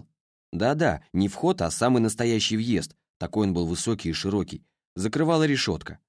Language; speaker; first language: Russian; native; Russian